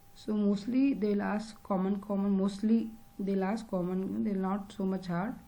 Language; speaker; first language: English; non-native, local second language; Hindi